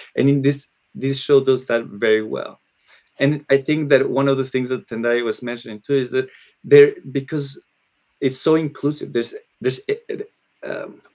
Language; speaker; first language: English; non-native, fluent; Spanish